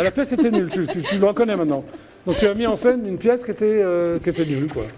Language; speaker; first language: French; native; French